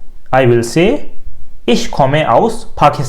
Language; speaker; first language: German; non-native, learner; Urdu